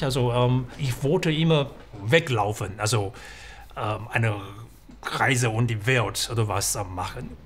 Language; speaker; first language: German; non-native, fluent; Chinese